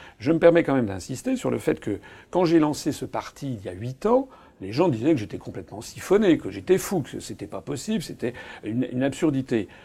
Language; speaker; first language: French; native; French